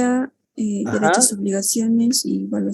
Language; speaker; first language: Spanish; native; Spanish